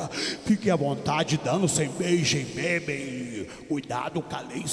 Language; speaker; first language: Portuguese; native; Portuguese